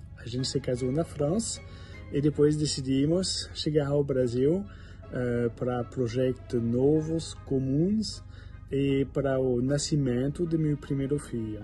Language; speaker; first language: Portuguese; non-native, fluent; French